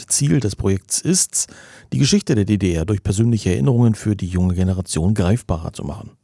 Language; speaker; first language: German; native; German